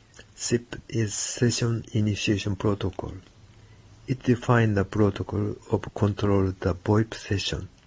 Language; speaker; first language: English; non-native, learner; Japanese